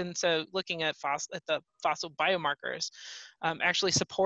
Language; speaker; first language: English; native; English